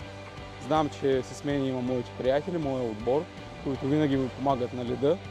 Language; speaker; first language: Bulgarian; early bilingual, other home language; Russian